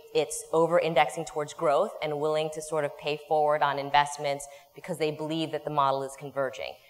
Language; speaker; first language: English; native; English